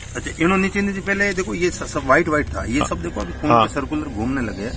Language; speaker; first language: Hindi; native; Hindi